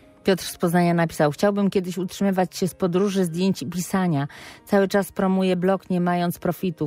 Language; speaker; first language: Polish; native; Polish